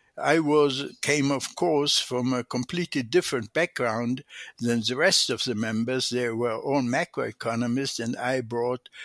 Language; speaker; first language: English; non-native, fluent; Hebrew